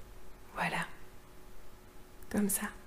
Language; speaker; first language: French; native; French